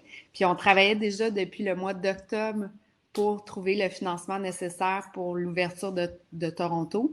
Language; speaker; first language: French; native; French